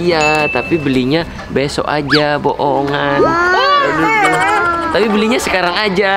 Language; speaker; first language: Indonesian; native; Indonesian